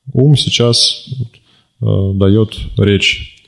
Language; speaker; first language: Russian; native; Russian